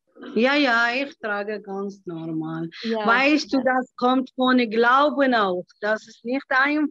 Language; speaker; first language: German; non-native, learner; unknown